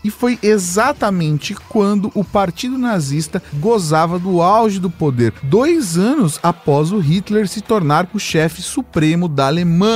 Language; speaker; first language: Portuguese; native; Portuguese